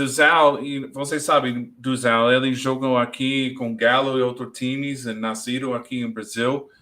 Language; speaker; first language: Portuguese; non-native, learner; English